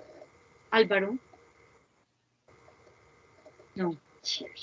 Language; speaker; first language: English; non-native, fluent; Spanish